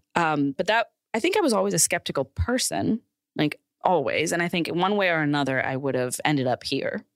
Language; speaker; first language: English; non-native, local second language; Urdu